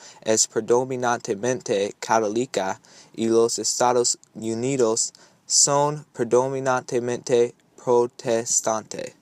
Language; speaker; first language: Spanish; non-native, learner; English